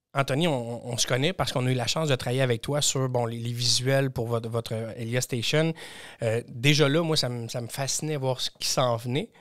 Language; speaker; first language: French; native; French